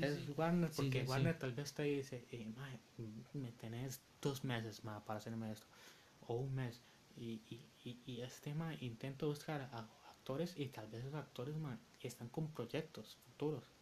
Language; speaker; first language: Spanish; native; Spanish